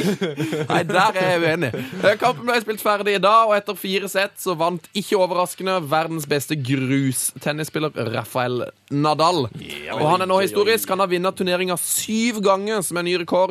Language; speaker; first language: Norwegian; native; Norwegian